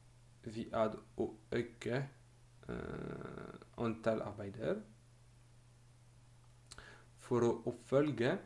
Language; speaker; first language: Norwegian; non-native, learner; French